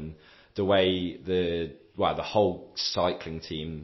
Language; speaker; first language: English; native; English